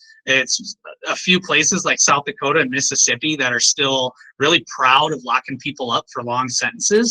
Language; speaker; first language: English; native; English